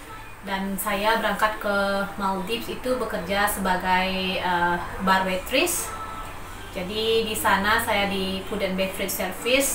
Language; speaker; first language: Indonesian; non-native, local second language; Balinese